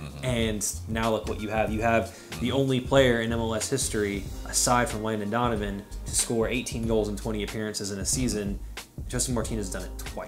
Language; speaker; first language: English; native; English